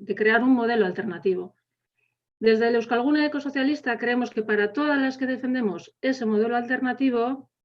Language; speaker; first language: Spanish; native; Spanish